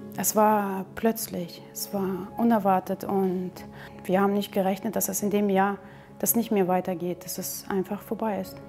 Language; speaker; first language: German; early bilingual, other home language; Russian